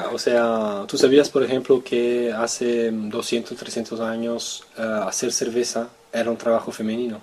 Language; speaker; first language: Spanish; non-native, fluent; French